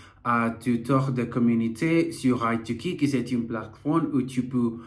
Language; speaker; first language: French; non-native, learner; Portuguese